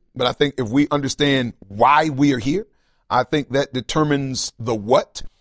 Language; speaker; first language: English; native; English